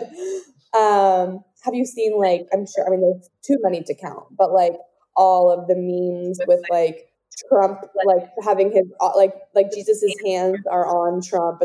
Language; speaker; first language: English; native; English